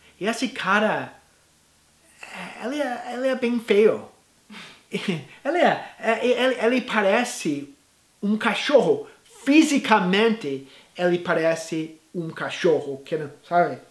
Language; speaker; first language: Portuguese; non-native, fluent; English